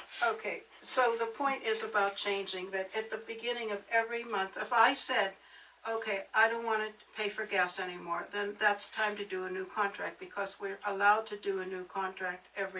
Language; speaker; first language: English; native; English